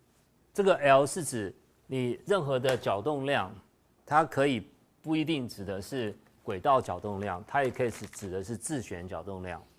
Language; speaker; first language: Chinese; native; Chinese